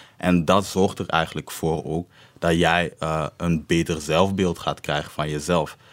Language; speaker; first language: Dutch; early bilingual, other home language; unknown